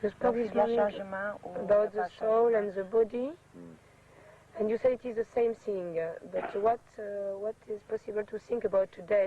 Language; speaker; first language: English; non-native, fluent; French